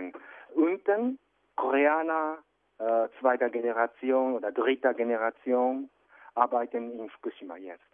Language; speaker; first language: German; non-native, fluent; Japanese